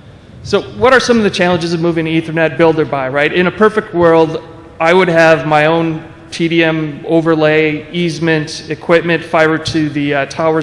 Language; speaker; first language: English; native; English